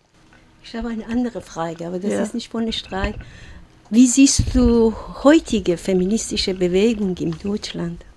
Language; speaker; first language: German; non-native, learner; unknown